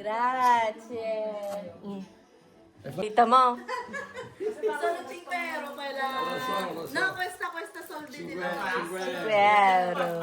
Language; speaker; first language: Italian; non-native, learner; Filipino